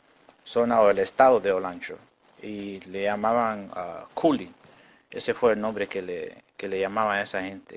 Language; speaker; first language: Spanish; non-native, local second language; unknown